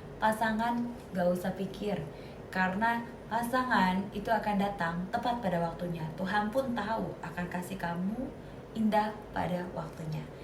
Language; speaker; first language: Indonesian; native; Indonesian